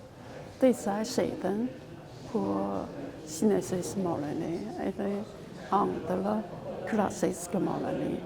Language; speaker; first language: Norwegian; non-native, learner; Chinese